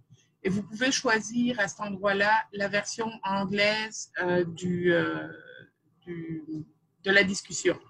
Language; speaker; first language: French; native; French